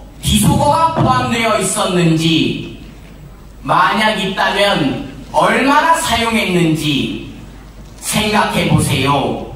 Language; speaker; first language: Korean; native; Korean